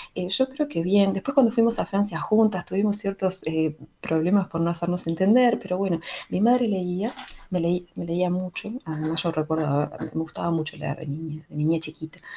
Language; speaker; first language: Spanish; native; Spanish